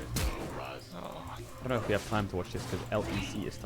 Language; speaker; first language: English; native; English